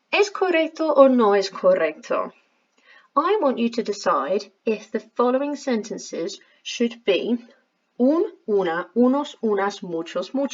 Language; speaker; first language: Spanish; non-native, fluent; English